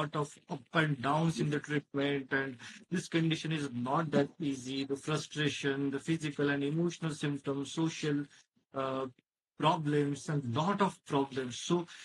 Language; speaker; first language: English; non-native, local second language; Marathi